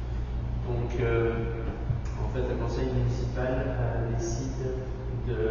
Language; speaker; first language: French; native; French